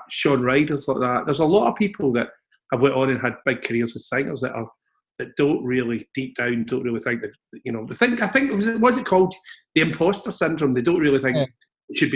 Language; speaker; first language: English; native; English